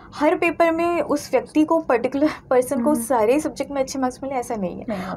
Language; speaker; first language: Hindi; native; Hindi